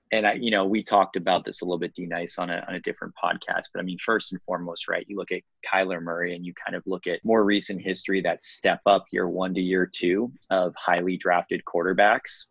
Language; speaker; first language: English; native; English